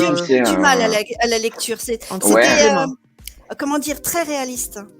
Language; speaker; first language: French; native; French